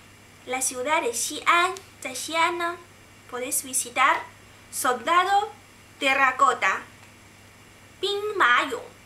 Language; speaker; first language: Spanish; non-native, learner; Chinese